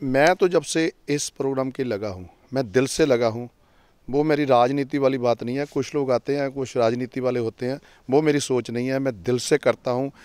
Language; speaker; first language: Hindi; non-native, local second language; Punjabi